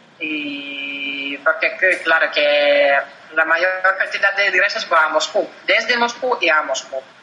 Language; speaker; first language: Spanish; non-native, fluent; Russian